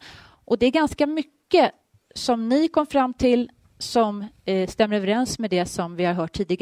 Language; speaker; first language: Swedish; native; Swedish